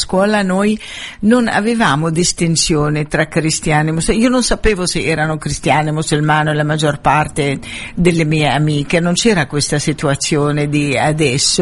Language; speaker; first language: Italian; non-native, fluent; Arabic